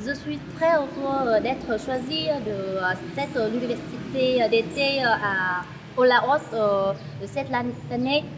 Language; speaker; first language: French; non-native, learner; Vietnamese